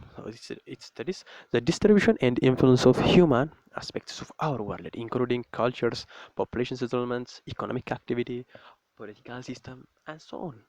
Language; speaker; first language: English; non-native, local second language; Amharic